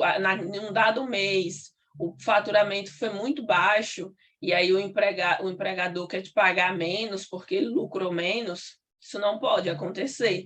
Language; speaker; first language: Portuguese; native; Portuguese